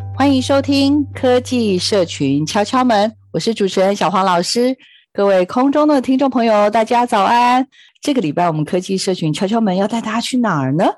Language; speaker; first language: Chinese; native; Chinese